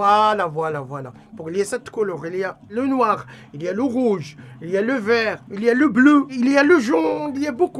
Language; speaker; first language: French; non-native, learner; Arabic